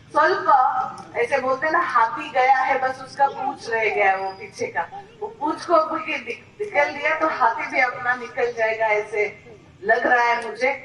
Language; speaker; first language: Hindi; non-native, local second language; Kannada